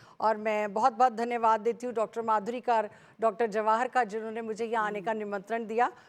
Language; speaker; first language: Hindi; native; Hindi